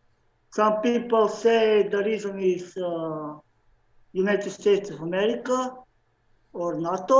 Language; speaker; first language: English; non-native, learner; Slovenian